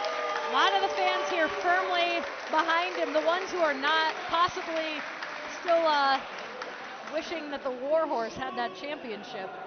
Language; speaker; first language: English; native; English